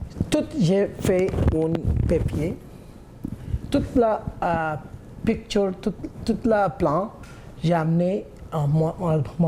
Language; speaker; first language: French; non-native, learner; Bangla